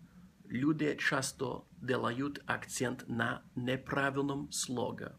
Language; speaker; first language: Russian; non-native, learner; English